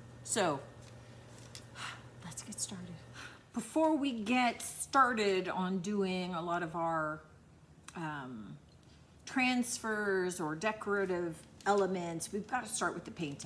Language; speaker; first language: English; native; English